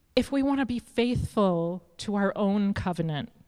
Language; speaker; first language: English; native; English